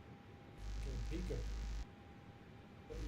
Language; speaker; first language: English; non-native, learner; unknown